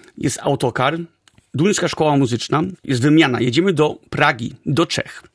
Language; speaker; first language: Polish; early bilingual, heritage; Polish